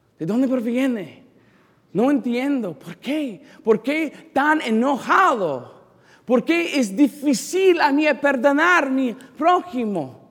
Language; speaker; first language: Spanish; non-native, learner; English